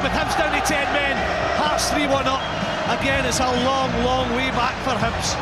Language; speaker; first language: English; native; English